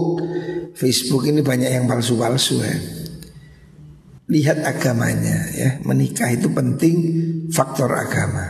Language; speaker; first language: Indonesian; non-native, local second language; Javanese